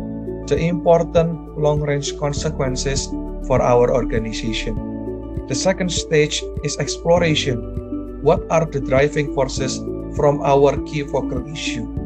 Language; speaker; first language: English; non-native, learner; Indonesian